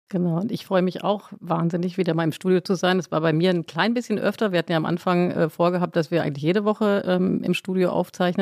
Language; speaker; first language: German; native; German